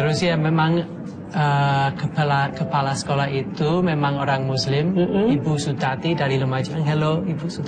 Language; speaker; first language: Indonesian; non-native, fluent; English